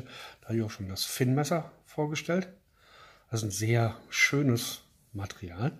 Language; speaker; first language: German; native; German